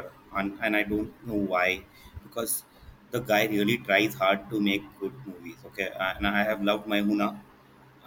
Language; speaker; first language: English; non-native, local second language; Hindi